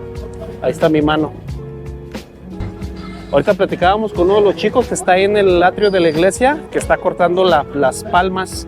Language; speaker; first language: Spanish; native; Spanish